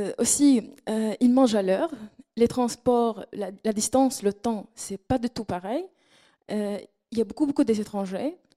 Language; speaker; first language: French; non-native, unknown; Arabic